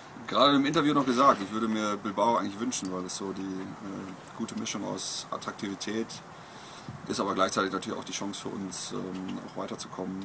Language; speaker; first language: German; native; German